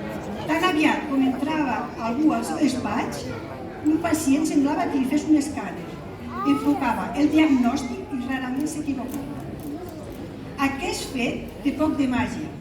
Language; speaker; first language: Catalan; native; Catalan